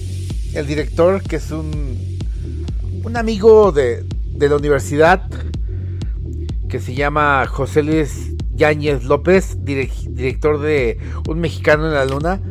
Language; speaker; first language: Spanish; native; Spanish